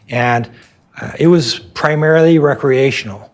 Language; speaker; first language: English; native; English